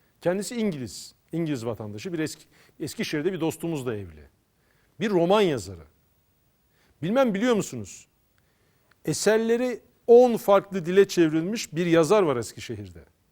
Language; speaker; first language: Turkish; native; Turkish